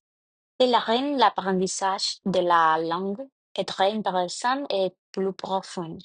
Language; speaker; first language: French; non-native, learner; Spanish